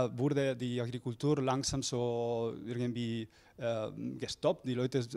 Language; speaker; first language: German; non-native, fluent; Spanish